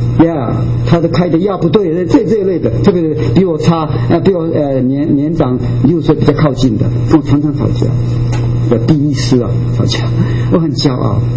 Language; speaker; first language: Chinese; non-native, local second language; Japanese